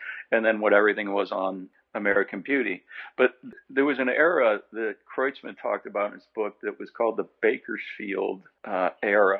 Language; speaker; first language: English; native; English